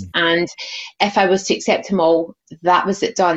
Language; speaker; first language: English; native; English